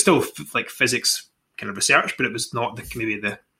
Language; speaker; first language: English; native; English